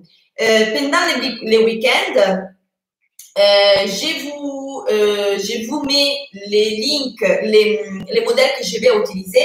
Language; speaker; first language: French; non-native, fluent; Italian